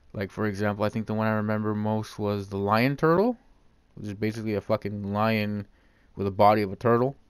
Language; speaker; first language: English; native; English